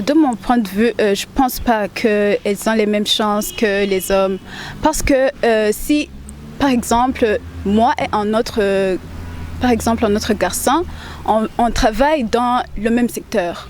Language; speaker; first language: French; non-native, local second language; Rundi